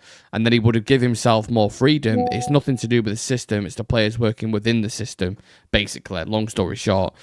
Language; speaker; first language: English; native; English